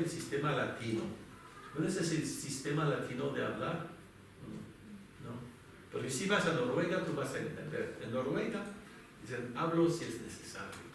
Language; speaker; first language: Spanish; non-native, fluent; French